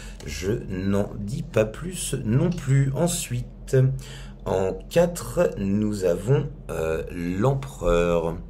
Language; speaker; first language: French; native; French